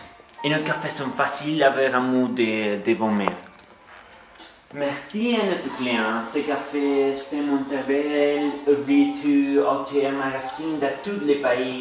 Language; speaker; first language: French; non-native, learner; Spanish